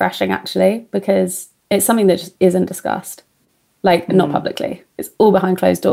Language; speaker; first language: English; native; English